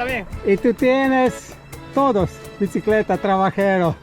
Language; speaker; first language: Spanish; non-native, learner; Slovak